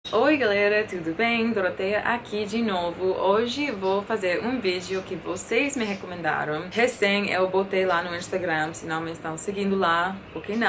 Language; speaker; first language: Portuguese; non-native, fluent; English